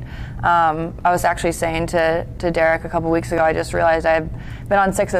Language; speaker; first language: English; native; English